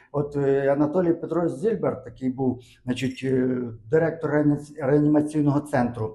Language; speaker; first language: Ukrainian; native; Ukrainian